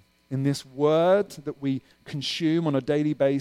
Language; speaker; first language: English; native; English